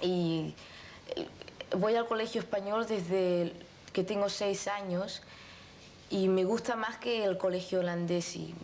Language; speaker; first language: Spanish; early bilingual, heritage; Spanish